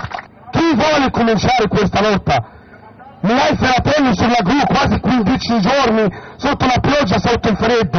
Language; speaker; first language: Italian; non-native, learner; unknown